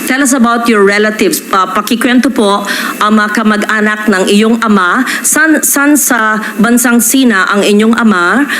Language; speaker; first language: Filipino; native; Filipino